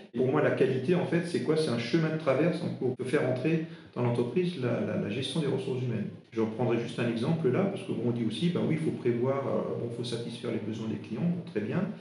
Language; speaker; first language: French; non-native, local second language; Swiss German